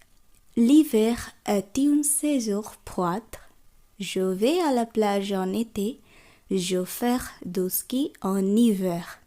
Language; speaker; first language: French; non-native, fluent; Bangla